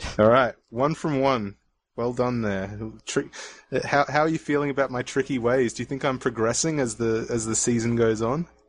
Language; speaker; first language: English; native; English